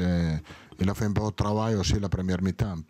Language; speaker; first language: French; non-native, learner; Italian